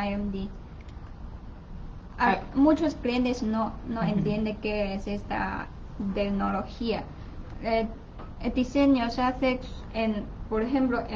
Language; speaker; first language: Spanish; non-native, learner; Chinese